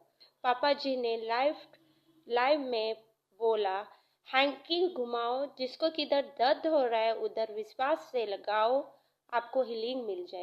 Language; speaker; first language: Hindi; non-native, local second language; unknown